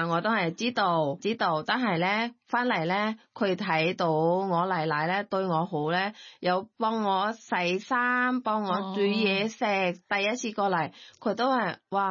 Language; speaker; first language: Cantonese; non-native, learner; Thai